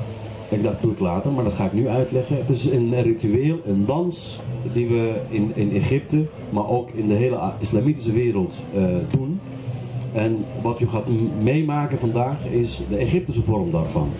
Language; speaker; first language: Dutch; non-native, fluent; Arabic